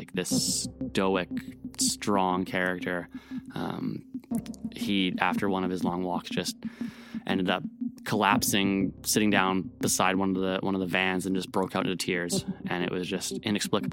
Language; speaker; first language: English; native; English